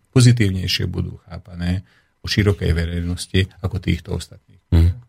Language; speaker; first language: Slovak; non-native, local second language; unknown